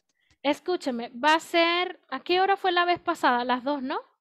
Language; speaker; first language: Spanish; native; Spanish